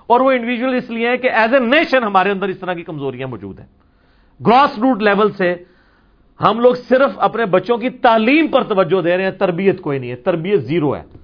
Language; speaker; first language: Urdu; non-native, local second language; Punjabi